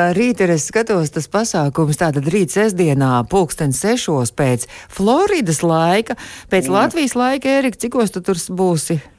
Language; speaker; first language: Latvian; native; Latvian